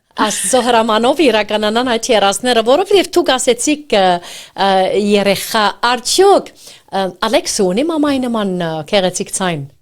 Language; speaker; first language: Armenian; early bilingual, heritage; Armenian